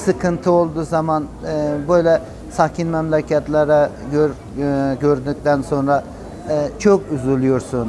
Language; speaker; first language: Turkish; non-native, learner; Persian